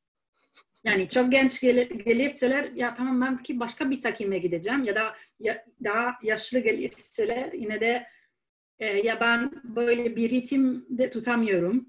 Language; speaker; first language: Turkish; non-native, fluent; Italian